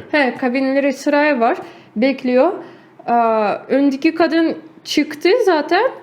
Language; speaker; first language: Turkish; non-native, fluent; Russian